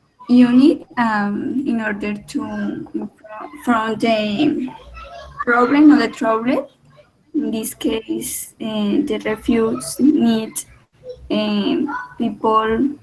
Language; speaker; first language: English; non-native, learner; Spanish